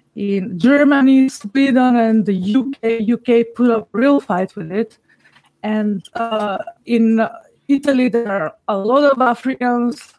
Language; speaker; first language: English; non-native, fluent; Macedonian